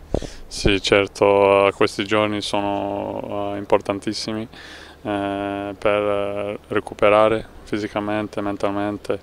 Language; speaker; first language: Italian; non-native, learner; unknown